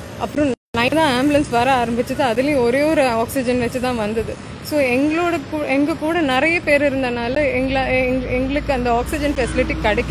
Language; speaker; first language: Tamil; non-native, local second language; Malayalam